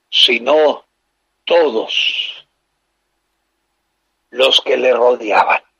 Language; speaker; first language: Spanish; native; Spanish